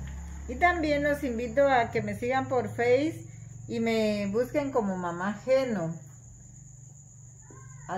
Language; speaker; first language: Spanish; native; Spanish